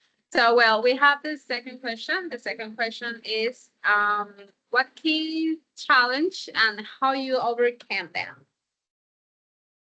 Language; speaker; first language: English; non-native, fluent; Spanish